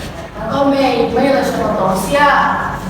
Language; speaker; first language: Chinese; non-native, fluent; Indonesian